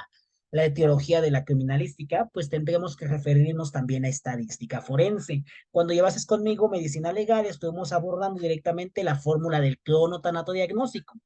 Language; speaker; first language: Spanish; native; Spanish